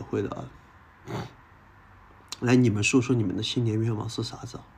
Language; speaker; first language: Chinese; native; Chinese